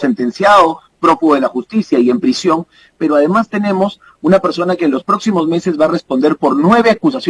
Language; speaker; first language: Spanish; native; Spanish